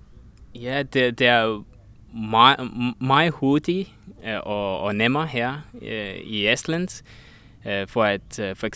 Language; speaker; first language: Danish; non-native, learner; Estonian